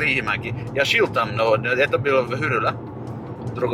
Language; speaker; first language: Russian; non-native, learner; Finnish